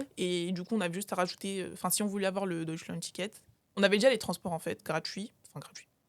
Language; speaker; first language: French; native; French